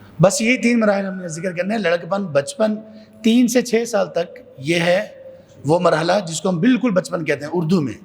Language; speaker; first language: Urdu; non-native, local second language; Punjabi